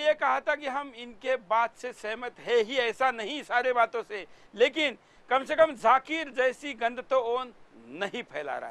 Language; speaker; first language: Hindi; native; Hindi